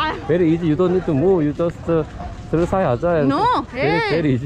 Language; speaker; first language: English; non-native, learner; Korean